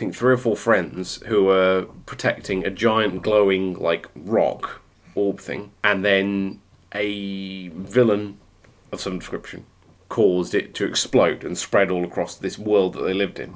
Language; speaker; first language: English; native; English